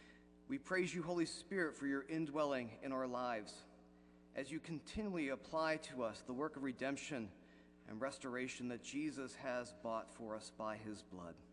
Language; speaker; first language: English; native; English